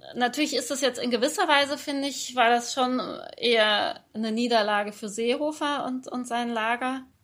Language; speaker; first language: German; early bilingual, other home language; Persian